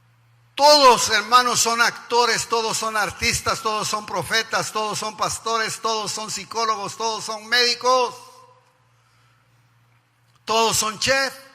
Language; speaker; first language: Spanish; native; Spanish